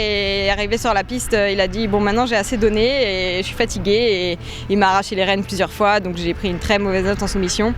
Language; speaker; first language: French; native; French